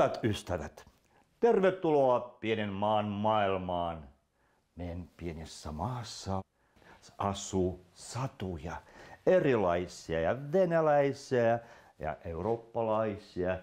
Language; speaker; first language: Finnish; non-native, local second language; Russian